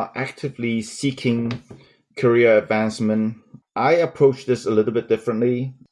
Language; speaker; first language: English; non-native, local second language; Cantonese